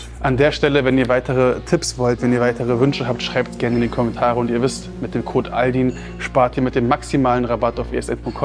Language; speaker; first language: German; native; German